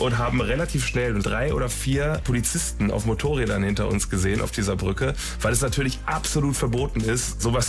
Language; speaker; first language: German; native; German